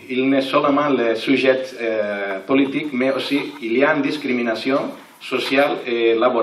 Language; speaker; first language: French; non-native, learner; Catalan